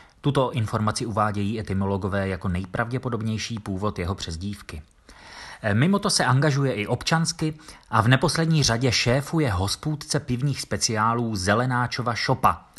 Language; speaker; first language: Czech; native; Czech